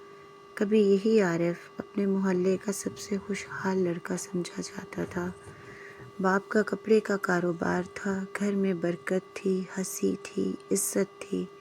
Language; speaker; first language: Urdu; native; Urdu